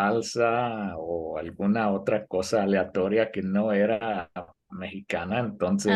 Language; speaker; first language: Spanish; early bilingual, heritage; Spanish